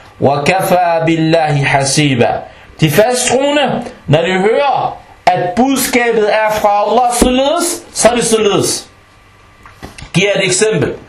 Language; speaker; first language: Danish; non-native, local second language; Arabic